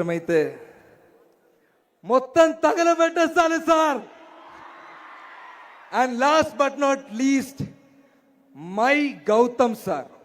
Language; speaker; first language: Telugu; non-native, learner; Malayalam